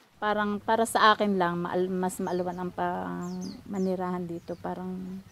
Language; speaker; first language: Filipino; native; Filipino